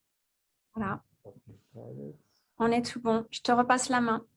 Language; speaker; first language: French; native; French